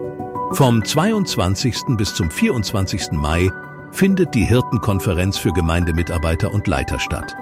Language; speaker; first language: German; native; German